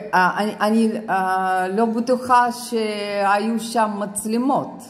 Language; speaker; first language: Hebrew; non-native, fluent; Russian